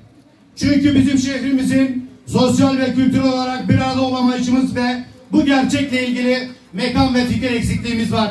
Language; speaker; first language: Turkish; native; Turkish